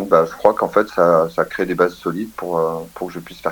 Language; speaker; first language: French; native; French